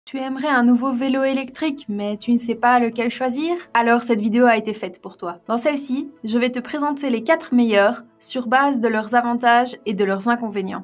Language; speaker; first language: French; native; French